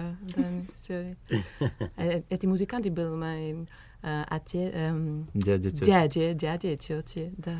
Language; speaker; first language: Russian; non-native, learner; English